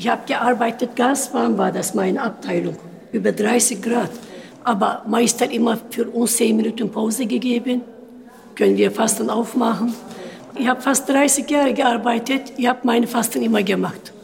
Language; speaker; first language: German; non-native, learner; Turkish